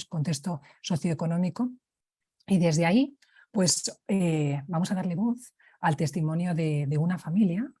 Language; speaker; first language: Spanish; native; Spanish